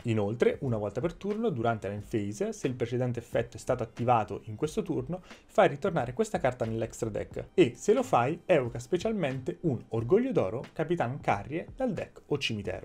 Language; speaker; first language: Italian; native; Italian